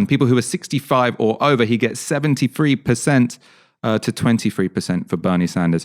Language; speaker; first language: English; native; English